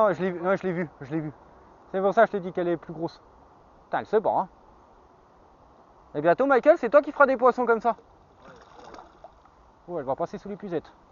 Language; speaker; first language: French; native; French